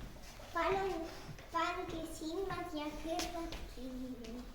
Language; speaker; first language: Estonian; non-native, local second language; Russian